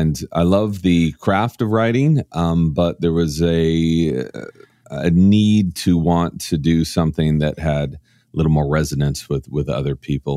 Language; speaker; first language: English; native; English